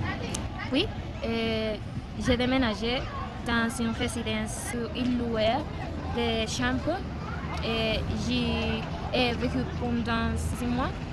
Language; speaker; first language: French; non-native, learner; Spanish